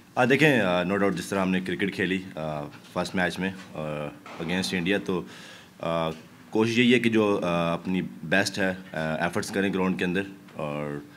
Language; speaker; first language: Urdu; native; Urdu